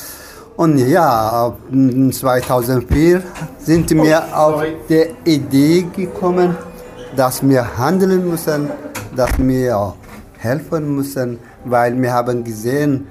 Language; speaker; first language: German; non-native, fluent; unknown